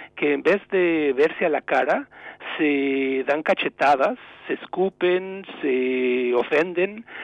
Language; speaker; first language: Spanish; native; Spanish